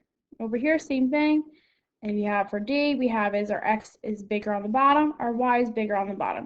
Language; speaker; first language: English; native; English